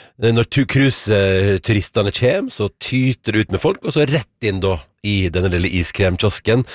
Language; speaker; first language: Norwegian; native; Norwegian